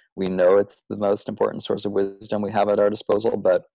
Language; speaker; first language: English; native; English